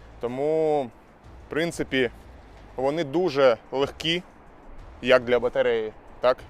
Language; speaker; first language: Ukrainian; non-native, local second language; Russian